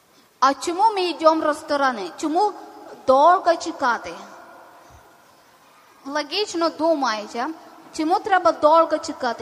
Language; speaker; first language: Ukrainian; non-native, learner; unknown